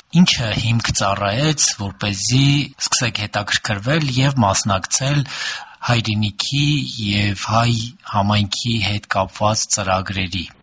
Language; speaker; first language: Armenian; native; Armenian